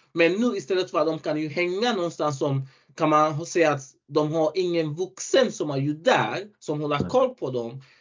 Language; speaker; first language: Swedish; non-native, fluent; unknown